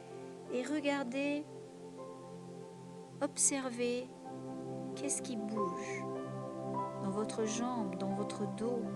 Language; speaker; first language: French; native; French